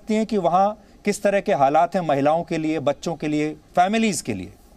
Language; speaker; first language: Hindi; native; Hindi